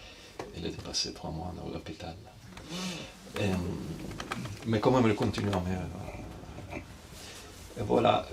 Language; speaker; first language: French; non-native, fluent; Russian